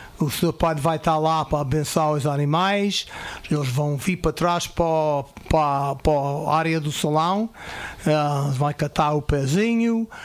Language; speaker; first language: Portuguese; early bilingual, heritage; Portuguese